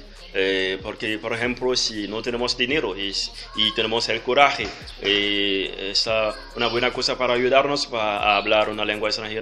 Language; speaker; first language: Spanish; non-native, learner; French